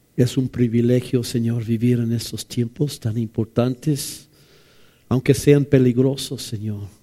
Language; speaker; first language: Spanish; non-native, fluent; English